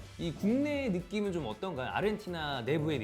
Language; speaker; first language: Korean; native; Korean